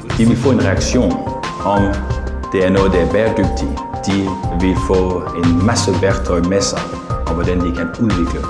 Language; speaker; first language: Danish; non-native, fluent; French